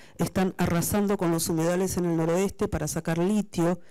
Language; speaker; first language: Spanish; native; Spanish